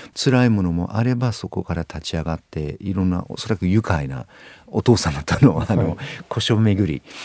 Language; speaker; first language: Japanese; non-native, fluent; English